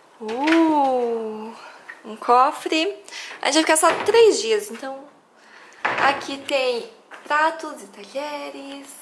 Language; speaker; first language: Portuguese; native; Portuguese